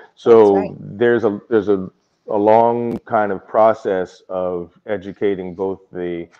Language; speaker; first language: English; native; English